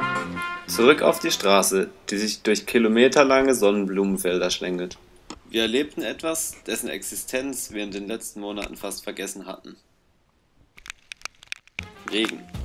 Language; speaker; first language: German; native; German